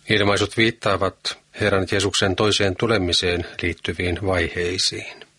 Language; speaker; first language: Finnish; native; Finnish